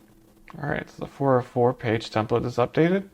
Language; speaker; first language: English; native; English